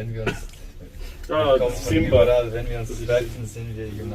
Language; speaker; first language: German; early bilingual, other home language; Tamil